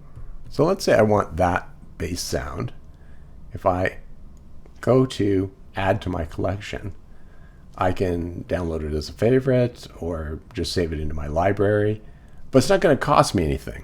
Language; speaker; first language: English; native; English